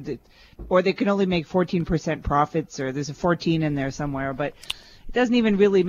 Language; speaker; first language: English; native; English